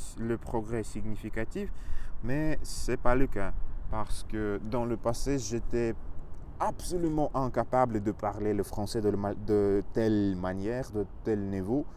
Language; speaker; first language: French; non-native, fluent; Russian